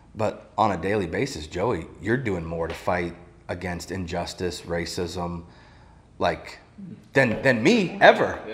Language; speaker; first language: English; native; English